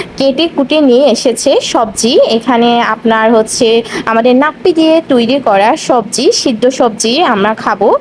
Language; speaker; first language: Bangla; non-native, local second language; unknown